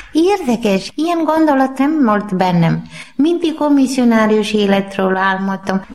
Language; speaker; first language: Hungarian; non-native, learner; Malayalam